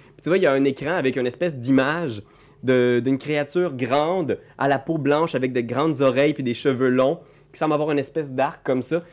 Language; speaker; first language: French; native; French